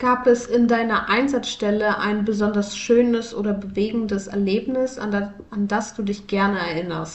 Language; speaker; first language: German; native; German